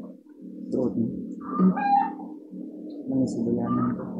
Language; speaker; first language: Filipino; non-native, local second language; Cebuano